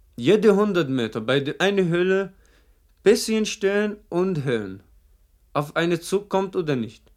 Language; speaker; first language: German; non-native, fluent; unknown